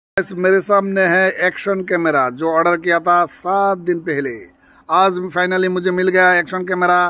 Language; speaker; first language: Hindi; non-native, local second language; Bangla